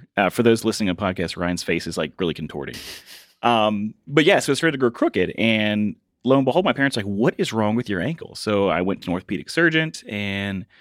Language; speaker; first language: English; native; English